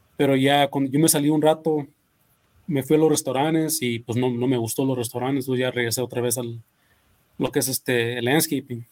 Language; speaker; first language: Spanish; early bilingual, heritage; Spanish